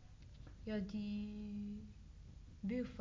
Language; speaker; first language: Dutch; non-native, learner; Arabic